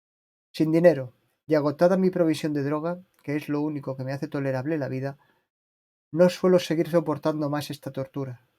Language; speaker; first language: Spanish; native; Spanish